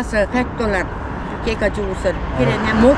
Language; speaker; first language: Korean; early bilingual, heritage; Korean